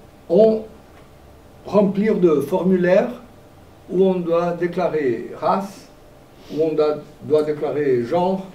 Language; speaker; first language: French; non-native, fluent; Portuguese